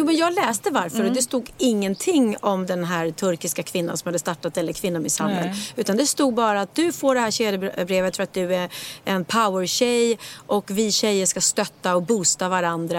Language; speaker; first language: Swedish; native; Swedish